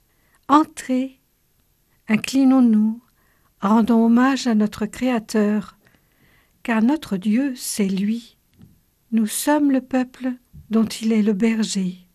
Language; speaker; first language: French; native; French